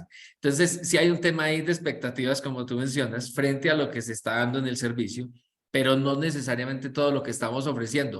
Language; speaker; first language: Spanish; native; Spanish